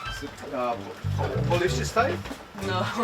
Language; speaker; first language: English; non-native, learner; Korean